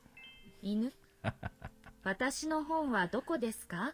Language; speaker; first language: Japanese; non-native, learner; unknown